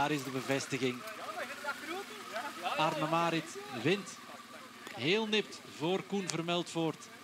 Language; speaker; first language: Dutch; native; Dutch